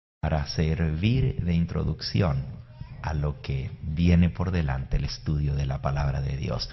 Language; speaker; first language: Spanish; native; Spanish